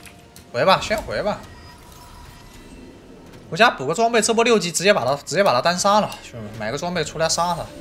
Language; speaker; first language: Chinese; native; Chinese